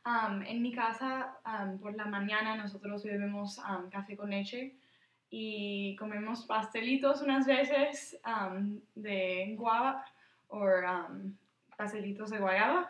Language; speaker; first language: Spanish; early bilingual, heritage; Spanish